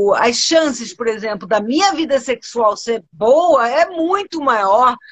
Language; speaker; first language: Portuguese; early bilingual, other home language; Spanish